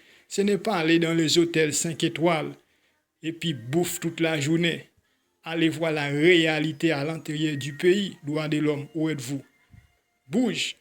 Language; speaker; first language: French; non-native, local second language; Haitian Creole